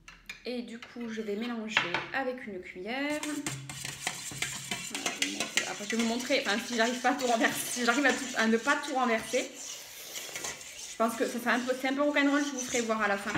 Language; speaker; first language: French; native; French